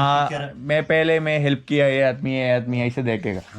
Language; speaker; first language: Hindi; non-native, local second language; Malayalam